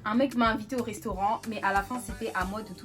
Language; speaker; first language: French; native; French